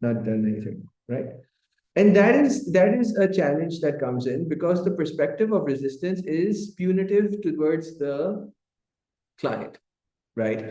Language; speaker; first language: English; non-native, local second language; Urdu